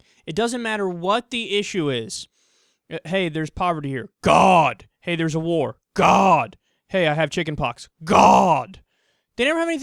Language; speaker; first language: English; native; English